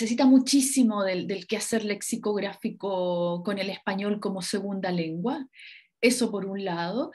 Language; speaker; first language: Spanish; native; Spanish